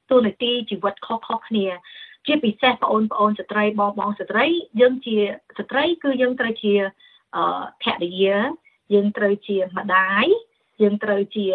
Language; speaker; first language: Khmer; early bilingual, heritage; Khmer